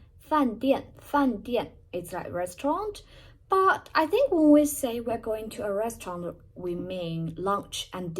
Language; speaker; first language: English; non-native, fluent; Chinese